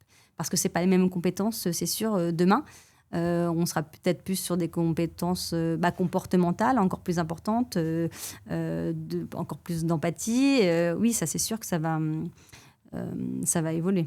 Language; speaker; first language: French; native; French